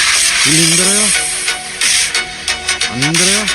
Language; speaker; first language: Korean; non-native, learner; Sinhala